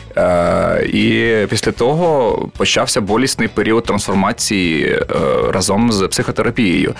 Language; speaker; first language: Ukrainian; non-native, local second language; Russian